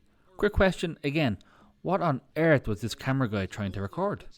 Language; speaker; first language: English; native; English